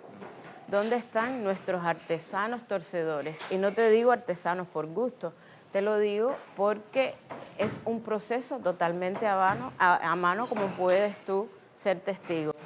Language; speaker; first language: Spanish; native; Spanish